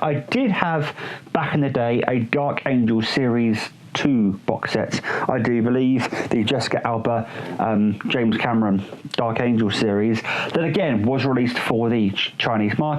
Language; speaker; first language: English; native; English